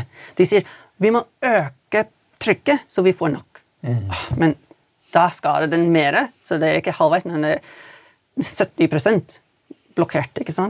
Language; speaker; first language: Swedish; non-native, learner; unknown